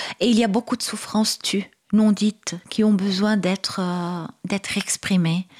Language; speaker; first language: French; non-native, local second language; Arabic